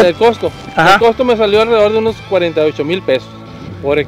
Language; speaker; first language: Spanish; native; Spanish